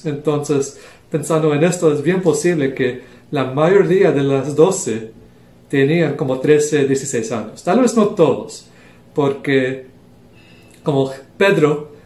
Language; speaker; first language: Spanish; non-native, local second language; English